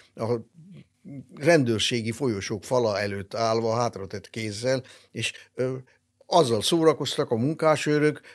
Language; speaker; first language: Hungarian; non-native, local second language; German